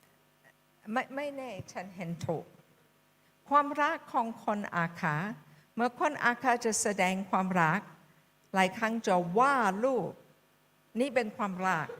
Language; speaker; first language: Thai; non-native, fluent; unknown